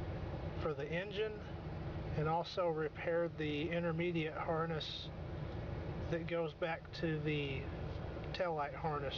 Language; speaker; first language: English; native; English